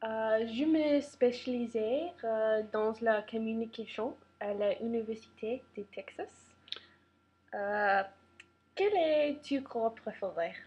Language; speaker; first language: French; non-native, learner; English